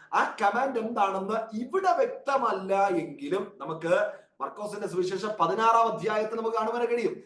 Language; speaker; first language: Malayalam; early bilingual, heritage; Malayalam